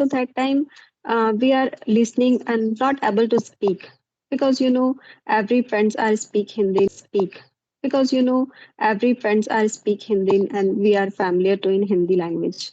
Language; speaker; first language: English; non-native, learner; Hindi